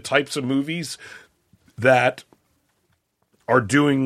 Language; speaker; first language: English; native; English